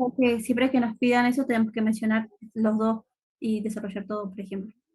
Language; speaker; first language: Spanish; native; Spanish